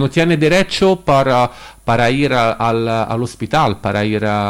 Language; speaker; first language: Spanish; non-native, learner; Italian